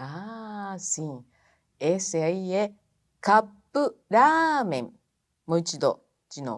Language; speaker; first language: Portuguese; non-native, fluent; Japanese